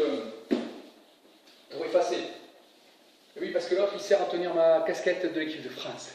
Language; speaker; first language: French; native; French